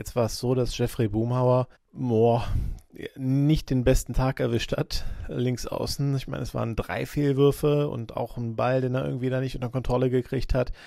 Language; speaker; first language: German; native; German